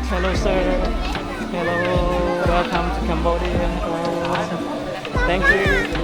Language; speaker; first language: English; non-native, learner; Khmer